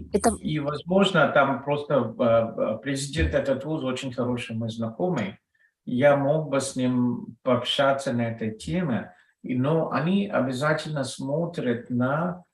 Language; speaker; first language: Russian; non-native, fluent; Telugu